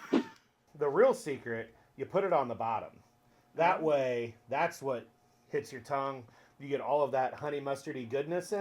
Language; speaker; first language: English; native; English